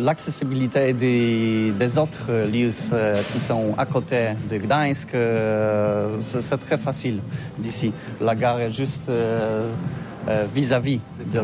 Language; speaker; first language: French; non-native, learner; Polish